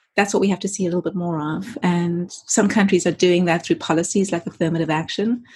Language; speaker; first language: English; native; English